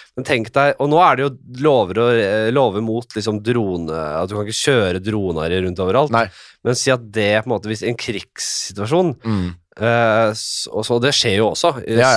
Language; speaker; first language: Norwegian; native; Norwegian